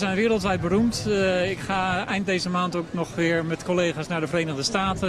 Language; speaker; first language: Dutch; native; Dutch